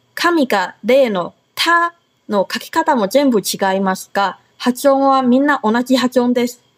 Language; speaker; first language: Japanese; non-native, fluent; Chinese